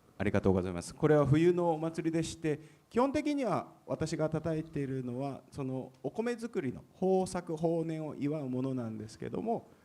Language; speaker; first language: Japanese; native; Japanese